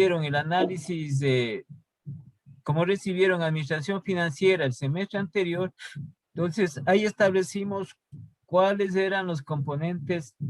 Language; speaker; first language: Spanish; native; Spanish